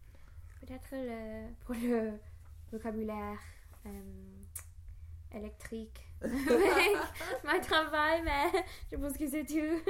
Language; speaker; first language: French; non-native, learner; English